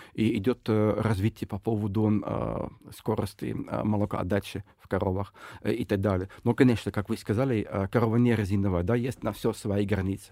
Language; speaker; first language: Russian; non-native, fluent; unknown